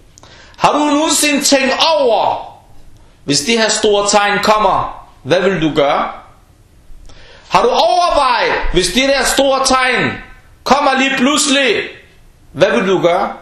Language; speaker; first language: Danish; early bilingual, other home language; Arabic